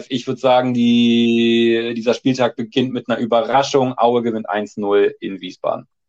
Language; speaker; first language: German; native; German